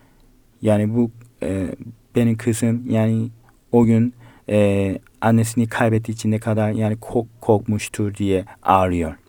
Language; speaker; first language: Turkish; non-native, learner; Korean